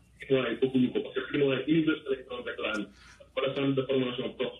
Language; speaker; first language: Wolof; native; Wolof